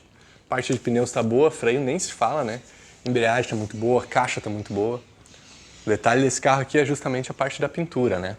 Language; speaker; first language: Portuguese; native; Portuguese